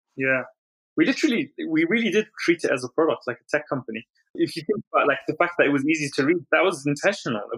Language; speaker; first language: English; native; English